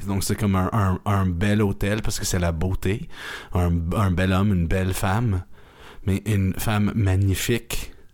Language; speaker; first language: French; native; French